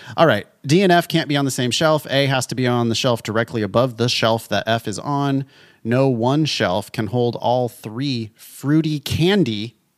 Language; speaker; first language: English; native; English